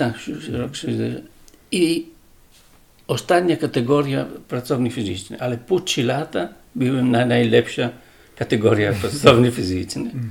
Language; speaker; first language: Polish; non-native, learner; Italian